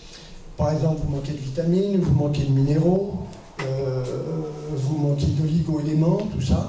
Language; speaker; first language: French; native; French